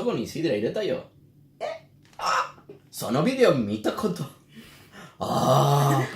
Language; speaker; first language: Japanese; non-native, learner; Spanish